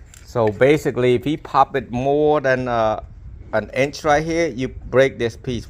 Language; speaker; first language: English; non-native, local second language; Khmer